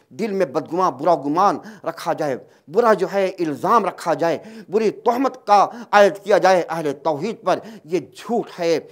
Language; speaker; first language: Urdu; native; Urdu